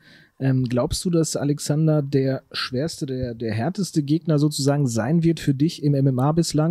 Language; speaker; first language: German; native; German